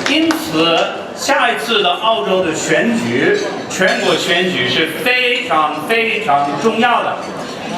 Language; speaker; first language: Chinese; non-native, fluent; English